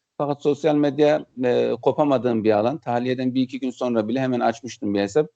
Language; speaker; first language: Turkish; native; Turkish